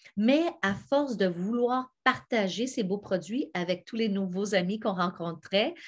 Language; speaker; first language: French; native; French